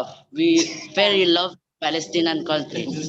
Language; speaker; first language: English; non-native, learner; Indonesian